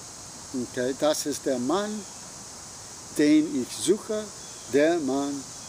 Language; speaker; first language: German; non-native, fluent; English